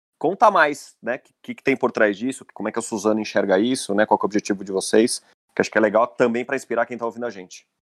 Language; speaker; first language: Portuguese; native; Portuguese